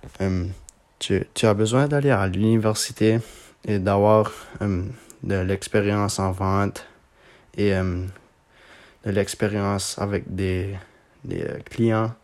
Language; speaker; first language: French; non-native, local second language; English